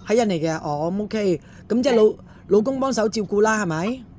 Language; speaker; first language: Cantonese; native; Cantonese